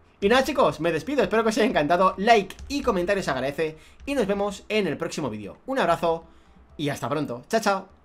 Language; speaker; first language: Spanish; native; Spanish